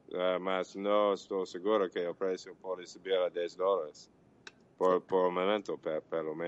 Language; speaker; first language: Portuguese; non-native, learner; English